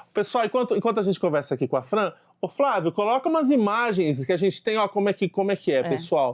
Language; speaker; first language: Portuguese; native; Portuguese